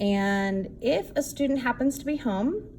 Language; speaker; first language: English; native; English